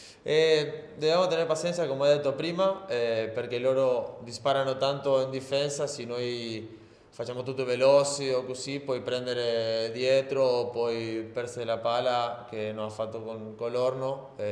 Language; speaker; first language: Italian; non-native, learner; Spanish